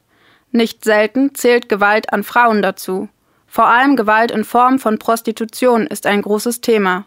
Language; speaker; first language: German; native; German